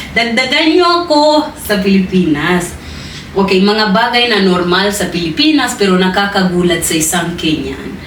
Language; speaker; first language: Filipino; non-native, fluent; Swahili